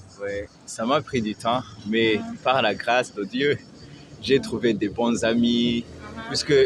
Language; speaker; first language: French; non-native, local second language; Rundi